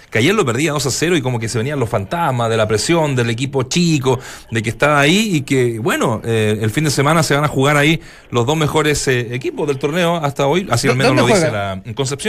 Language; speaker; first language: Spanish; native; Spanish